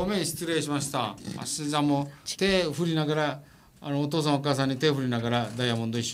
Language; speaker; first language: Japanese; native; Japanese